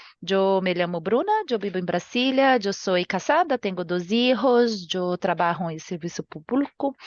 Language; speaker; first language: Spanish; non-native, learner; Portuguese